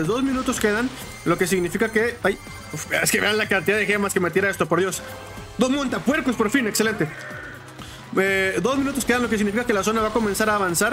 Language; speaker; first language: Spanish; native; Spanish